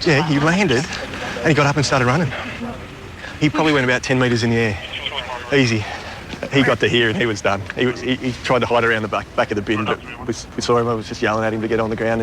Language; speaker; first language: English; native; English